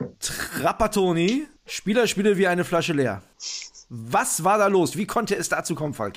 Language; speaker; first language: German; native; German